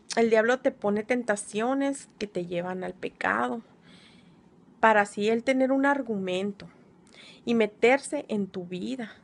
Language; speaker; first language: Spanish; native; Spanish